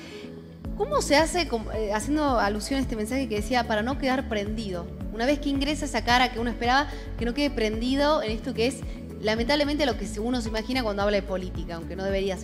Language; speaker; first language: Spanish; native; Spanish